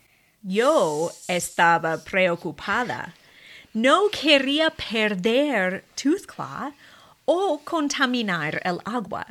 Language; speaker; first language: Spanish; non-native, fluent; English